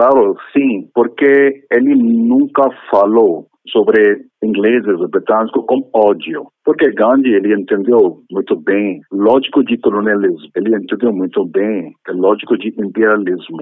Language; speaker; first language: Portuguese; non-native, fluent; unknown